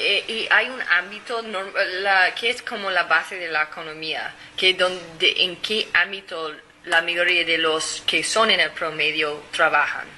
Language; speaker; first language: Spanish; non-native, fluent; English